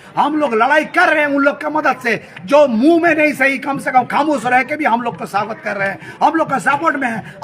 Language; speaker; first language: Hindi; non-native, local second language; Santali